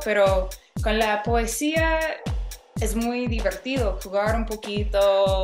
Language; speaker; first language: Spanish; non-native, fluent; English